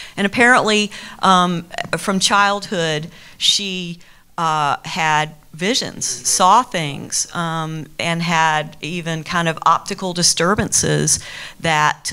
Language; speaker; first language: English; native; English